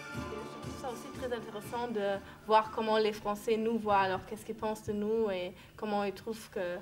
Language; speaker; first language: French; non-native, fluent; German